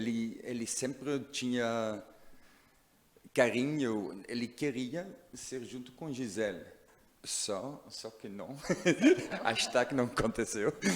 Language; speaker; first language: Portuguese; non-native, learner; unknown